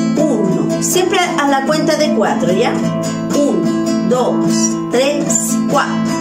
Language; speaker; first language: Spanish; native; Spanish